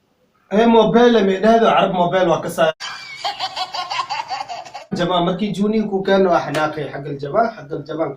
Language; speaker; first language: Arabic; non-native, learner; Somali